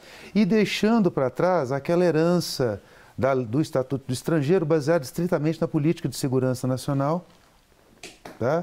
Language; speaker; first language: Portuguese; native; Portuguese